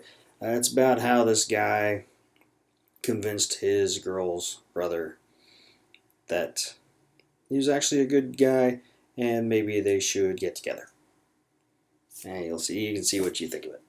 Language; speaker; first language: English; native; English